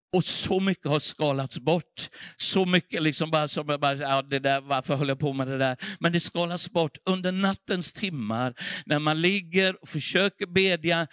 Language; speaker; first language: Swedish; native; Swedish